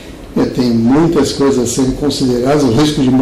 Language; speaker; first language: Portuguese; native; Portuguese